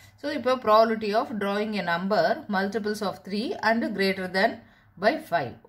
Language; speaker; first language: English; non-native, local second language; Tamil